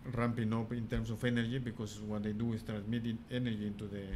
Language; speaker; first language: English; non-native, fluent; Spanish